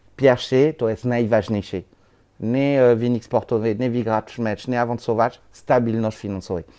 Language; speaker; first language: Polish; non-native, learner; French